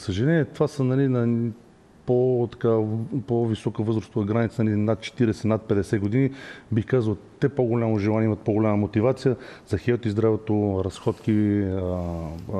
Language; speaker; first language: Bulgarian; native; Bulgarian